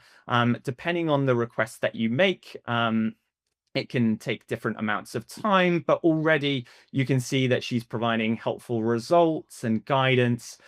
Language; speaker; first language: English; native; English